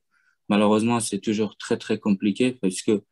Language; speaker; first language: French; non-native, fluent; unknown